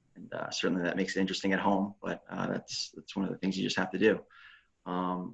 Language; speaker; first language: English; native; English